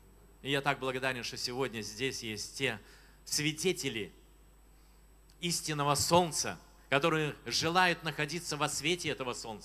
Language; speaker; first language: Russian; native; Russian